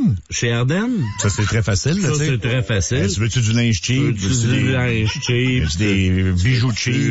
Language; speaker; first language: French; native; French